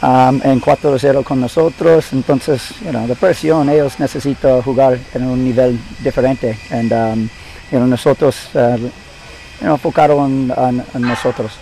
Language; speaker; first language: Spanish; non-native, learner; English